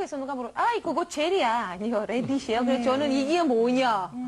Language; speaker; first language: Korean; non-native, learner; Romanian